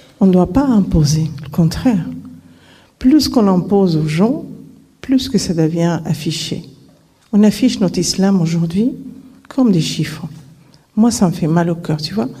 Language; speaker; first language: French; non-native, local second language; Arabic